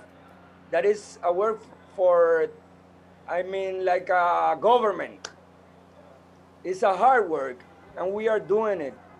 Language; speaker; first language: English; non-native, fluent; Spanish